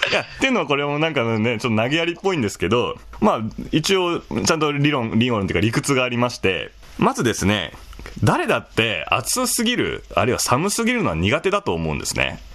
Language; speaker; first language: Japanese; native; Japanese